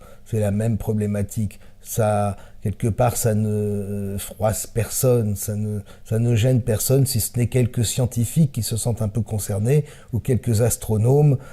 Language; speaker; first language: French; native; French